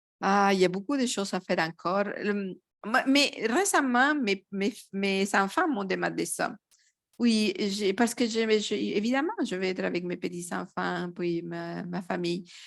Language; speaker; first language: French; non-native, fluent; Spanish